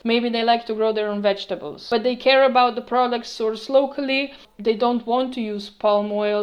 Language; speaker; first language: English; non-native, fluent; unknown